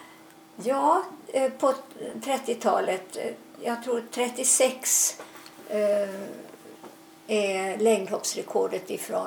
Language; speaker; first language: Swedish; native; Swedish